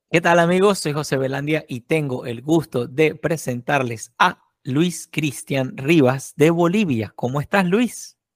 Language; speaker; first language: Spanish; native; Spanish